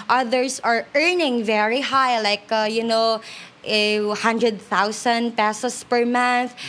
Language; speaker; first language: English; non-native, local second language; Hiligaynon